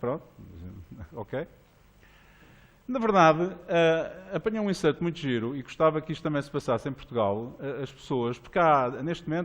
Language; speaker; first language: Portuguese; native; Portuguese